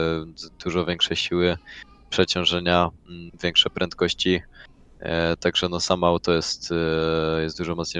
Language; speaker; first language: Polish; native; Polish